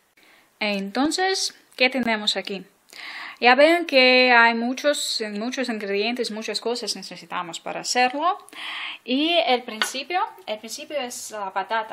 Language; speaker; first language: Spanish; non-native, fluent; Ukrainian